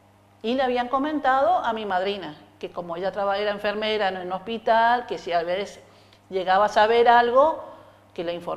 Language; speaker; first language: Spanish; native; Spanish